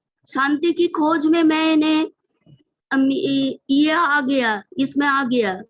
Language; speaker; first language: Hindi; non-native, local second language; Bangla